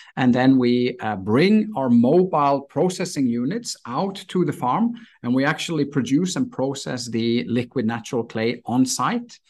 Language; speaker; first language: English; non-native, fluent; Norwegian